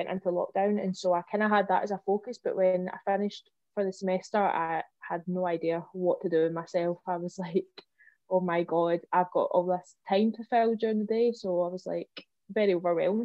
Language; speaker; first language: English; native; English